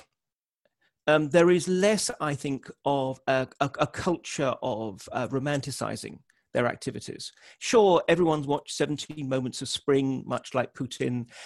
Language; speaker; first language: English; native; English